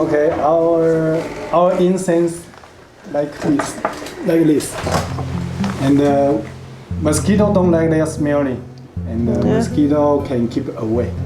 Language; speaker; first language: English; non-native, learner; Chinese